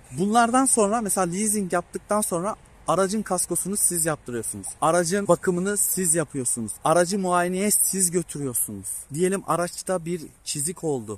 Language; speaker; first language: Turkish; native; Turkish